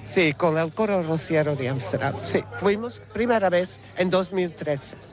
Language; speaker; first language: Spanish; non-native, learner; Dutch